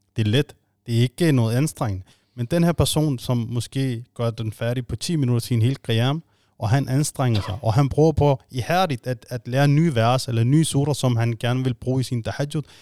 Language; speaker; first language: Danish; non-native, fluent; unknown